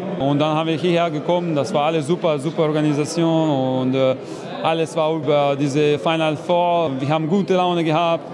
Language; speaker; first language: German; non-native, fluent; Slovenian